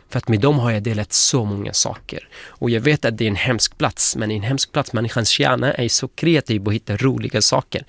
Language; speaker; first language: Swedish; non-native, fluent; Arabic